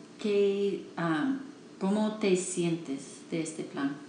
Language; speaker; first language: Spanish; non-native, learner; English